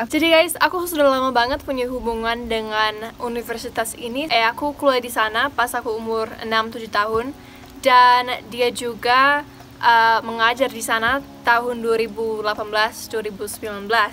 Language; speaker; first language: Indonesian; non-native, fluent; English